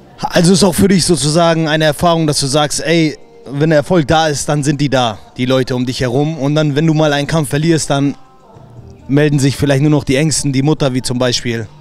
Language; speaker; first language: German; native; German